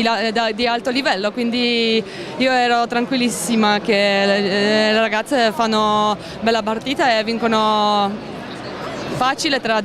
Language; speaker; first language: Italian; non-native, fluent; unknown